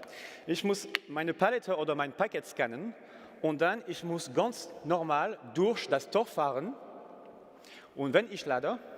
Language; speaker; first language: German; non-native, fluent; French